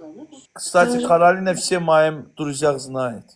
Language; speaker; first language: Russian; non-native, learner; Azerbaijani